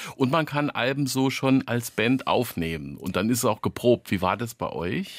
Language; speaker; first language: German; native; German